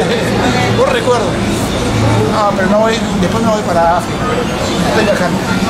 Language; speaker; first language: Spanish; non-native, learner; French